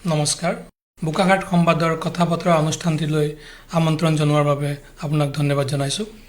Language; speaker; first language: Assamese; non-native, local second language; Hindi